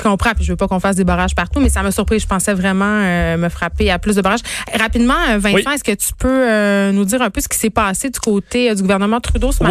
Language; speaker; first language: French; native; French